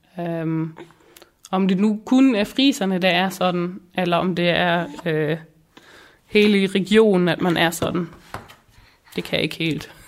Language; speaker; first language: Danish; non-native, local second language; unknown